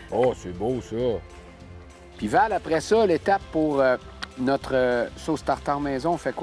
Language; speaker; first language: French; native; French